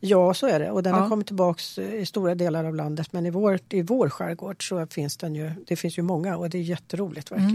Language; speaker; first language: Swedish; native; Swedish